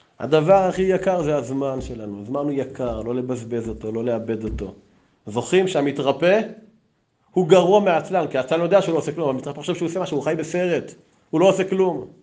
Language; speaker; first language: Hebrew; native; Hebrew